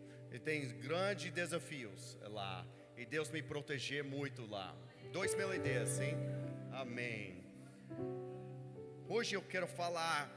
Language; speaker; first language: Portuguese; non-native, learner; English